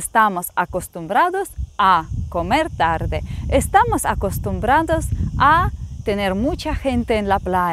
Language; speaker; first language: Spanish; non-native, fluent; Ukrainian